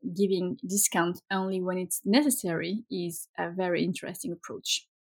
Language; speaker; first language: English; non-native, fluent; Swedish